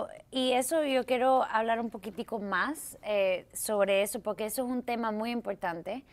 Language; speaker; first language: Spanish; early bilingual, heritage; Spanish